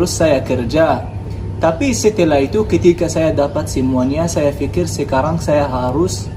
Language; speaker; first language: Indonesian; non-native, fluent; Arabic